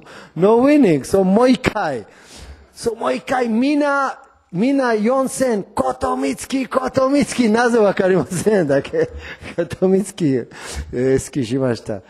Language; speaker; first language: Japanese; non-native, learner; Hebrew